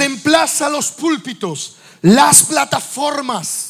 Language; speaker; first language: Spanish; non-native, fluent; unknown